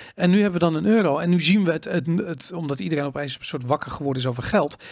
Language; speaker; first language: Dutch; native; Dutch